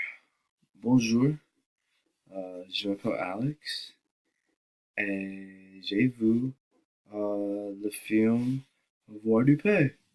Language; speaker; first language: French; non-native, learner; English